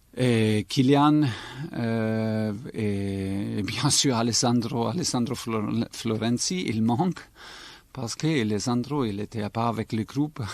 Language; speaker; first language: French; non-native, fluent; German